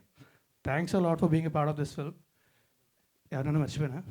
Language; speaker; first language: Telugu; native; Telugu